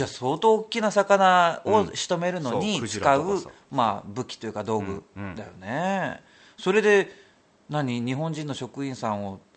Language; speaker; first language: Japanese; native; Japanese